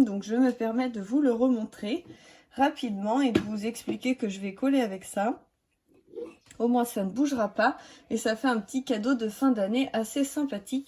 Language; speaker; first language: French; native; French